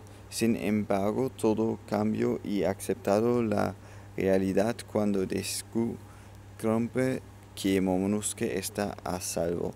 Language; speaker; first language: Spanish; non-native, learner; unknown